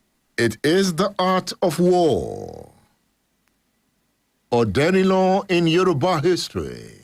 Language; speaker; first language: English; non-native, local second language; Yoruba